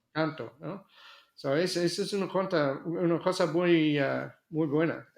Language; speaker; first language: Spanish; non-native, fluent; English